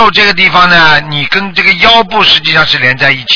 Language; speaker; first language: Chinese; native; Chinese